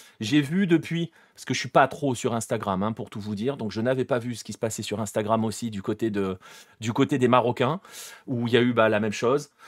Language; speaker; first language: French; native; French